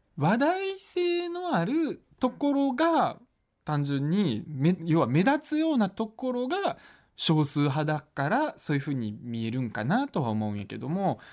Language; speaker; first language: Japanese; early bilingual, other home language; Russian